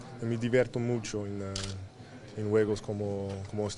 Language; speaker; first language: Spanish; non-native, learner; English